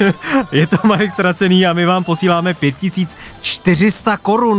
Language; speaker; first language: Czech; native; Czech